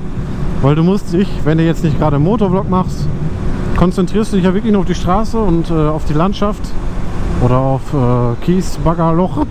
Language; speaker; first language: German; native; German